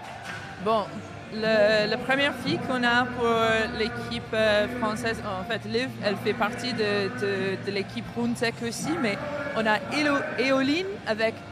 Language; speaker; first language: French; non-native, learner; English